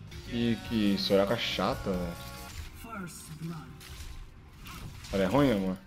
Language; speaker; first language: Portuguese; native; Portuguese